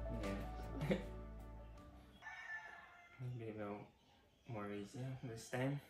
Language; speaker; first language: English; non-native, learner; Russian